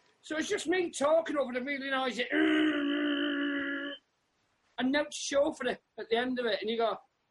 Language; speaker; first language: English; native; English